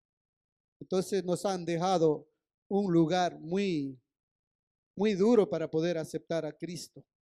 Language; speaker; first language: Spanish; non-native, local second language; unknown